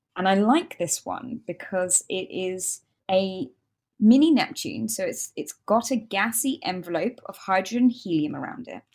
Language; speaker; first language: English; native; English